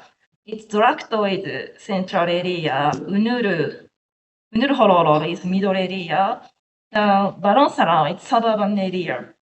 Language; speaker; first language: English; non-native, learner; Japanese